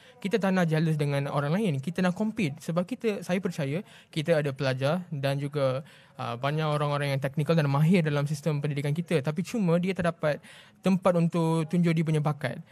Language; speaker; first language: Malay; non-native, local second language; Tamil